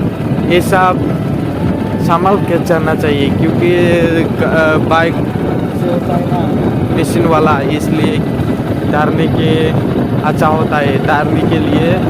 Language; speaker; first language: Hindi; non-native, local second language; Bodo